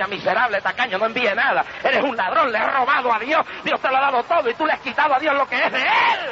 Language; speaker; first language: Spanish; native; Spanish